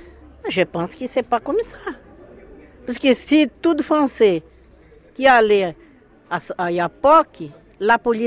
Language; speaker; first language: French; non-native, learner; Portuguese